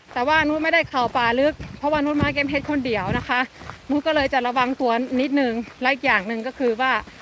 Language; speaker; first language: Thai; native; Thai